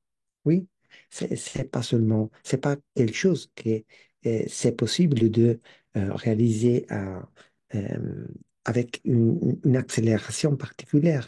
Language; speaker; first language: French; non-native, learner; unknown